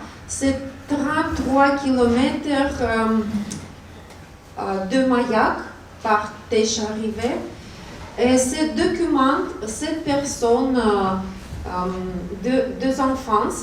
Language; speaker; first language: French; non-native, learner; Russian